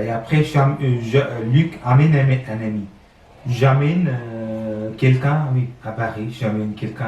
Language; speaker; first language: French; non-native, learner; Sinhala